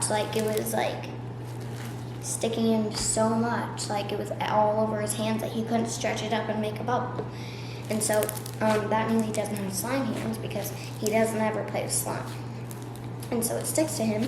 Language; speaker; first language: English; native; English